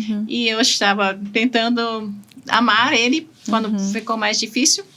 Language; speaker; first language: Portuguese; non-native, fluent; English